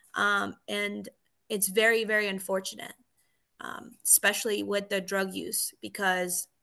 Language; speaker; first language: English; early bilingual, other home language; Spanish